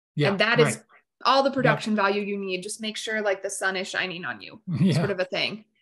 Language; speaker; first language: English; native; English